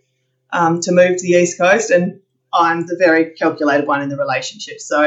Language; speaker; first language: English; native; English